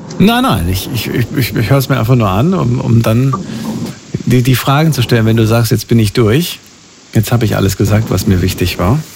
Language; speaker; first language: German; native; German